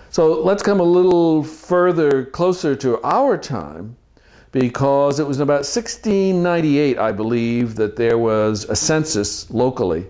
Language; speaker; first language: English; native; English